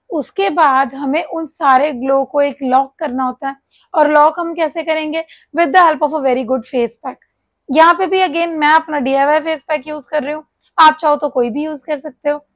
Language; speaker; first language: Hindi; native; Hindi